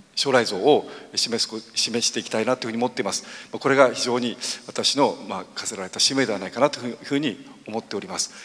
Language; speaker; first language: Japanese; native; Japanese